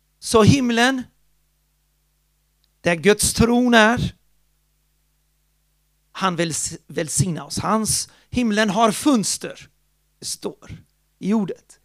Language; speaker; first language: Swedish; non-native, fluent; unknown